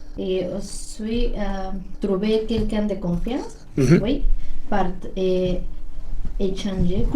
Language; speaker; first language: French; non-native, learner; Spanish